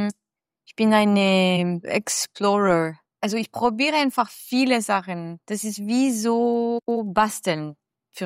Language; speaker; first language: German; non-native, learner; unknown